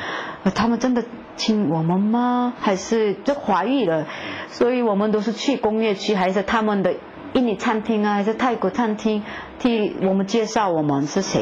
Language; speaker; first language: Chinese; non-native, fluent; Korean